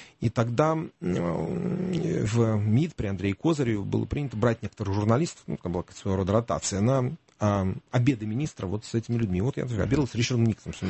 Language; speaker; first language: Russian; native; Russian